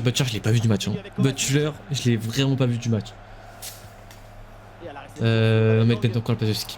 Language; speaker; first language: French; native; French